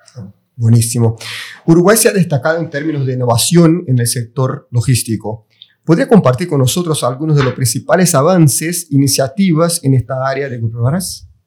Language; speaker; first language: Spanish; non-native, fluent; Portuguese